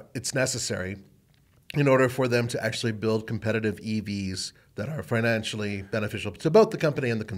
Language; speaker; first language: English; native; English